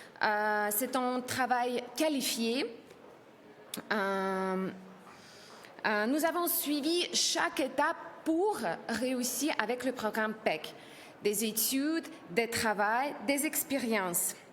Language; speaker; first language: French; non-native, learner; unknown